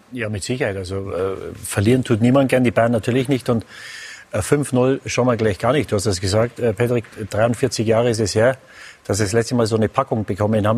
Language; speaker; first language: German; native; German